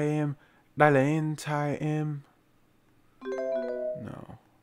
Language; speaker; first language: Vietnamese; non-native, learner; English